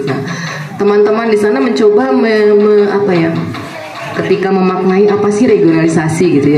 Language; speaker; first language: Indonesian; native; Indonesian